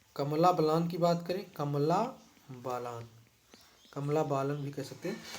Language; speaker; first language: Hindi; native; Hindi